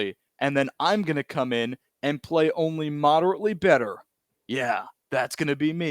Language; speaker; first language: English; native; English